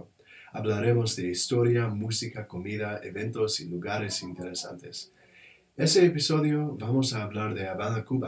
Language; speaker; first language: Spanish; non-native, learner; English